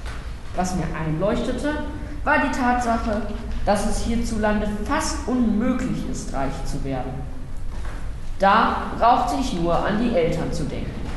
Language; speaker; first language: German; native; German